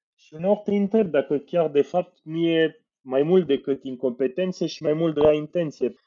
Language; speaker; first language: Romanian; non-native, fluent; French